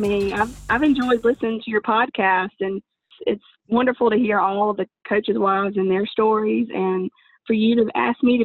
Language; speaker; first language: English; native; English